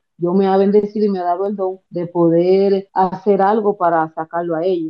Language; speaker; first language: Spanish; native; Spanish